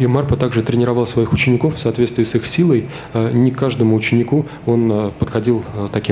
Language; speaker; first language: Russian; native; Russian